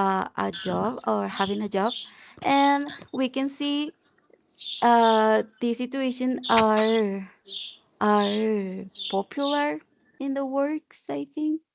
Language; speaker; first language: English; non-native, learner; Spanish